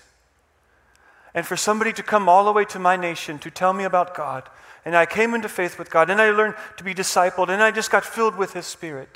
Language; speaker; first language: English; non-native, fluent; Czech